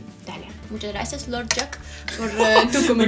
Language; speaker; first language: Spanish; non-native, fluent; Ukrainian